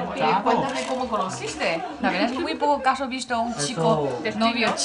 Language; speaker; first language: Spanish; non-native, learner; Chinese